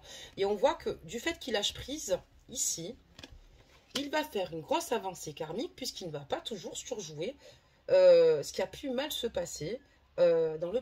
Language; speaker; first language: French; native; French